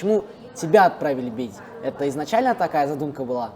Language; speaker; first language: Russian; native; Russian